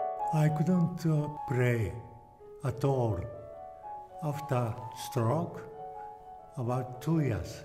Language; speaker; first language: English; non-native, learner; Japanese